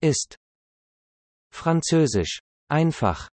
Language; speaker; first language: German; non-native, learner; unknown